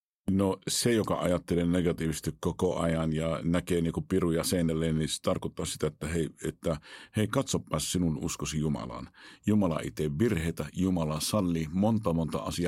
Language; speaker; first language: Finnish; non-native, fluent; Arabic